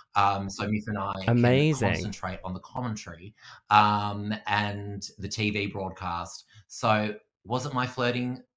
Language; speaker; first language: English; native; English